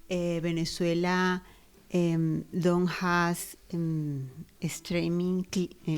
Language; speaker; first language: English; non-native, learner; Spanish